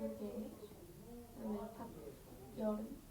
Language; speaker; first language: Korean; native; Korean